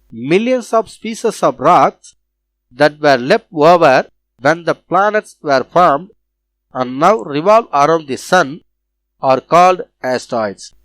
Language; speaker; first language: English; non-native, local second language; Tamil